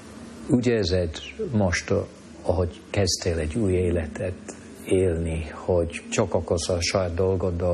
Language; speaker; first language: Hungarian; non-native, fluent; English